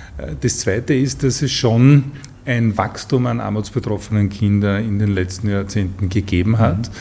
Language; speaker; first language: German; native; German